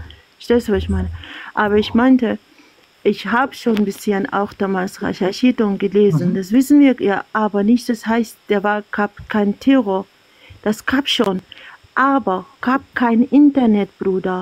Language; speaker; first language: German; non-native, learner; Arabic